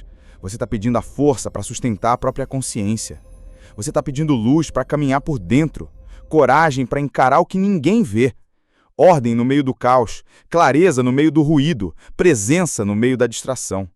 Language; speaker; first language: Portuguese; native; Portuguese